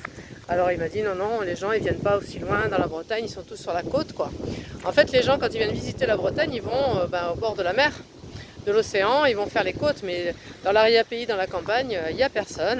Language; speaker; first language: French; native; French